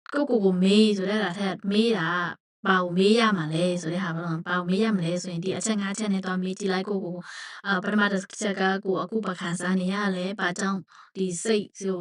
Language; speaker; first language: Burmese; non-native, local second language; Shan